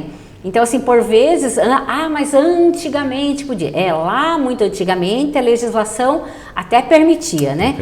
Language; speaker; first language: Portuguese; native; Portuguese